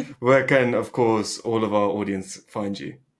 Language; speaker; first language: English; early bilingual, other home language; Albanian